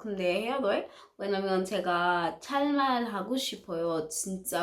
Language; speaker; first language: Korean; non-native, learner; English